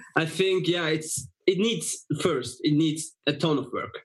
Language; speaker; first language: English; non-native, fluent; German